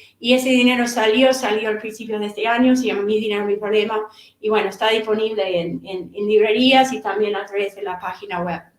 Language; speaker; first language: Spanish; non-native, fluent; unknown